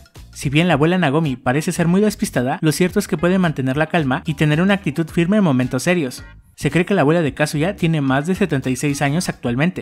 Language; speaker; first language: Spanish; native; Spanish